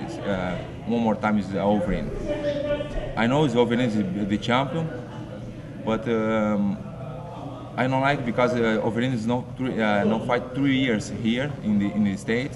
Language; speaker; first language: English; non-native, learner; Portuguese